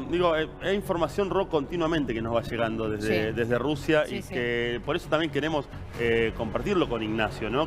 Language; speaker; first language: Spanish; native; Spanish